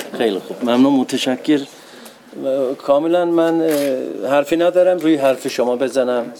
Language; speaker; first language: Persian; non-native, fluent; Turkish